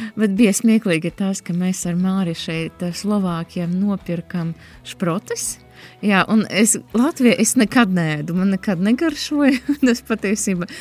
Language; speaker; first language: Latvian; non-native, local second language; Russian